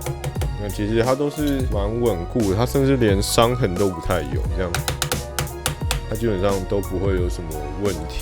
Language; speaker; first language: Chinese; native; Chinese